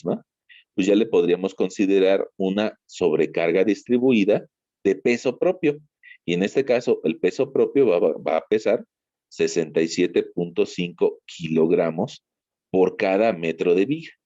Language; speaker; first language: Spanish; native; Spanish